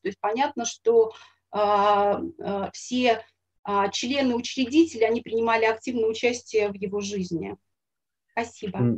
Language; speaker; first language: Russian; native; Russian